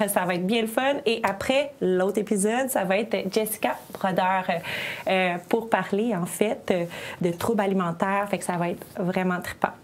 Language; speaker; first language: French; native; French